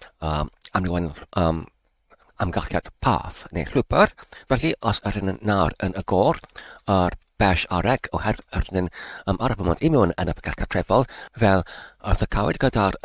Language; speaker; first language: Welsh; non-native, learner; English